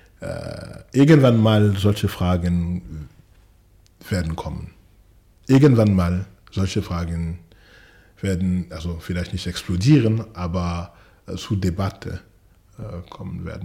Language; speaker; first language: German; non-native, fluent; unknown